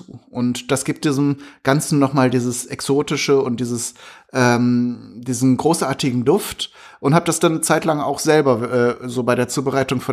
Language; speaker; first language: German; native; German